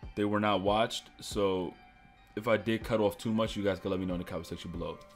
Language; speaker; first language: English; native; English